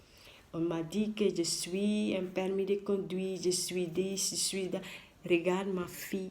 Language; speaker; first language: French; non-native, learner; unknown